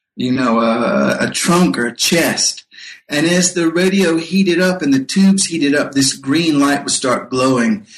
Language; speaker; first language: English; native; English